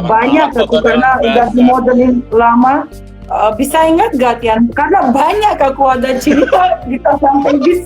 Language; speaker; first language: Indonesian; non-native, fluent; Russian